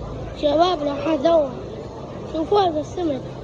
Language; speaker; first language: Arabic; native; Arabic